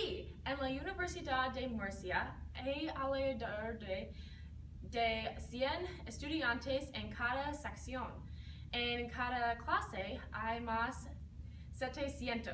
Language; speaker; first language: Spanish; non-native, learner; English